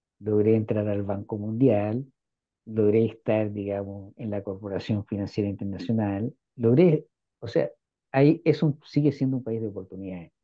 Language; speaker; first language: Spanish; native; Spanish